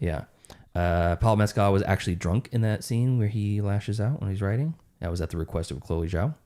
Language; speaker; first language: English; native; English